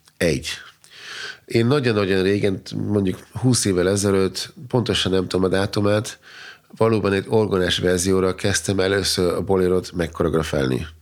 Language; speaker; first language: Hungarian; non-native, fluent; German